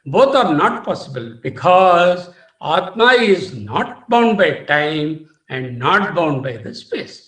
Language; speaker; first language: English; non-native, local second language; Telugu